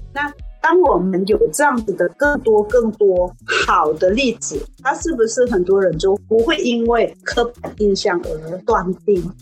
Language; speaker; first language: Chinese; non-native, fluent; Thai